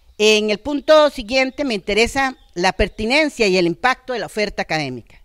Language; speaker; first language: Spanish; native; Spanish